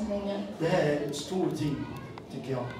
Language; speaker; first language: Swedish; non-native, fluent; Amharic